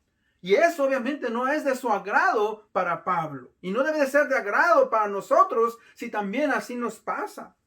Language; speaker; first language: Spanish; native; Spanish